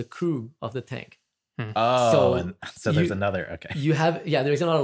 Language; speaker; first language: English; non-native, fluent; Portuguese